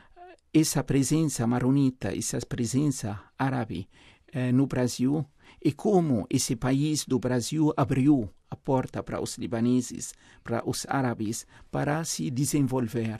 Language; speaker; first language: Portuguese; non-native, fluent; Arabic